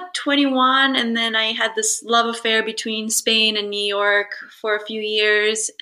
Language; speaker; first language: English; early bilingual, other home language; Italian